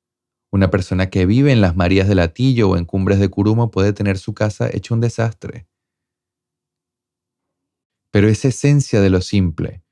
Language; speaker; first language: Spanish; native; Spanish